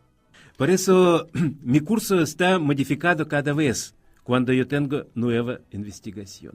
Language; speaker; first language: Spanish; non-native, fluent; Russian